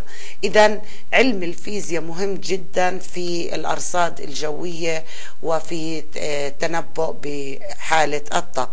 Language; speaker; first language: Arabic; native; Arabic